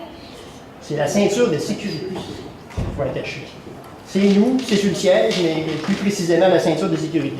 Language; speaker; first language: French; native; French